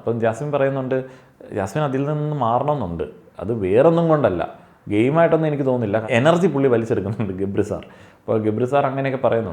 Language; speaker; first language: Malayalam; native; Malayalam